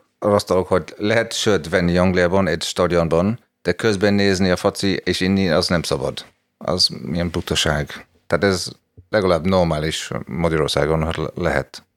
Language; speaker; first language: Hungarian; non-native, fluent; English